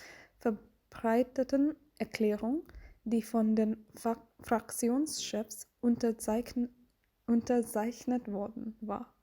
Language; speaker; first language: German; non-native, learner; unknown